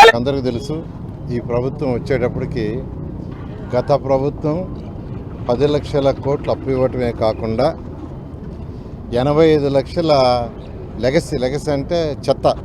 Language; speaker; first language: Telugu; native; Telugu